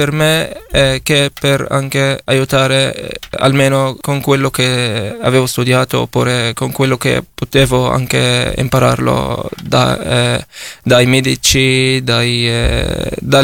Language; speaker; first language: Italian; non-native, fluent; Arabic